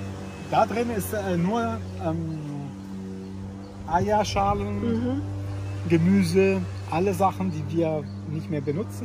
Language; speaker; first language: German; non-native, fluent; Italian